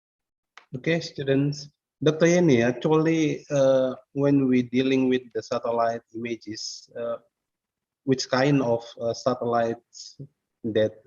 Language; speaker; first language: English; non-native, fluent; Indonesian